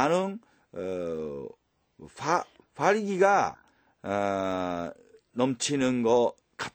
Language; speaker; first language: Korean; non-native, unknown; Japanese